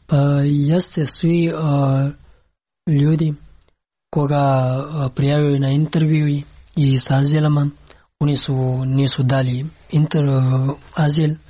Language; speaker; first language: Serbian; non-native, learner; Pashto